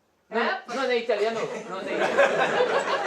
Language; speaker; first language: Italian; non-native, learner; French